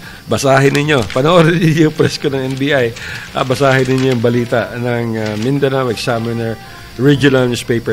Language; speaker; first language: Filipino; non-native, local second language; Chavacano